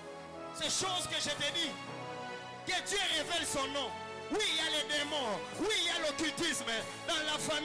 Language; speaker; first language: French; non-native, local second language; Lingala